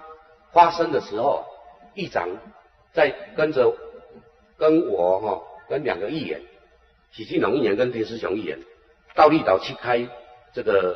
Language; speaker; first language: Chinese; native; Chinese